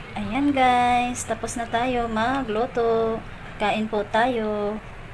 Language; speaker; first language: Filipino; non-native, local second language; Cebuano